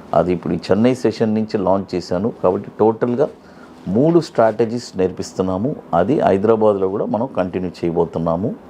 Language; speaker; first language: Telugu; native; Telugu